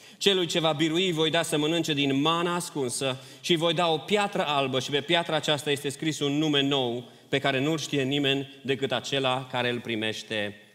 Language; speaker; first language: Romanian; early bilingual, heritage; Romanian